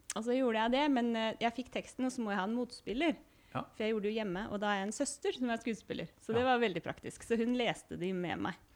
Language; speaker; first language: Norwegian; native; Norwegian